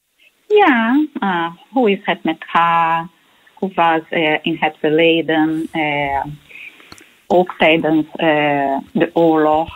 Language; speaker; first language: Dutch; non-native, learner; Portuguese